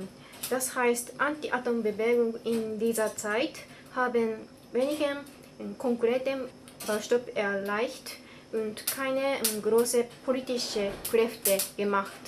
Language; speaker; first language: German; non-native, learner; Japanese